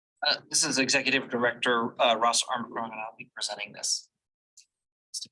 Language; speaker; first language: English; native; English